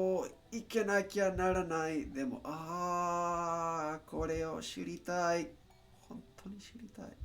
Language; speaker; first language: Japanese; non-native, learner; Spanish